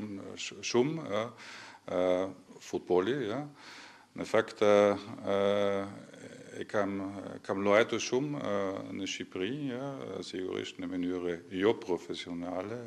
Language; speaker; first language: Albanian; non-native, learner; German